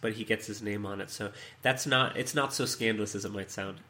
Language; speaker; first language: English; native; English